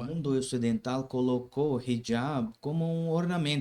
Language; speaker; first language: Portuguese; non-native, learner; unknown